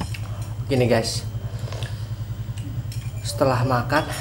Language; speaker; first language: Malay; non-native, local second language; Javanese